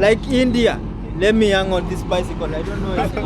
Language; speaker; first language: English; non-native, learner; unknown